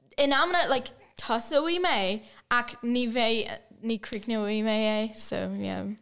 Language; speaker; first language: Irish; non-native, local second language; Portuguese